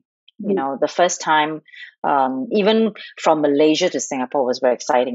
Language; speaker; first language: English; non-native, local second language; Cantonese